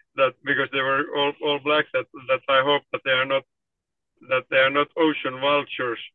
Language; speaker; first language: English; non-native, fluent; Finnish